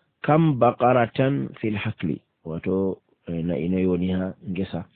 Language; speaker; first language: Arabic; non-native, fluent; Fula